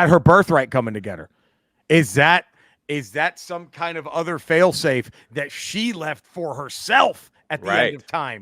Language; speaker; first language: English; native; English